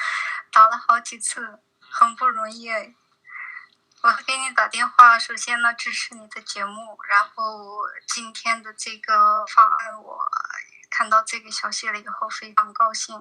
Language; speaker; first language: Chinese; non-native, local second language; Uyghur